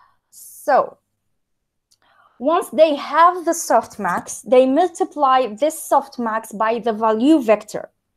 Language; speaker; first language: English; non-native, fluent; Arabic